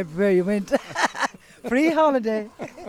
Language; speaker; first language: English; native; English